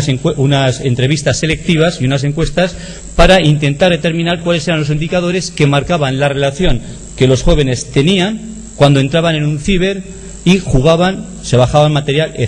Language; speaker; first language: Spanish; native; Spanish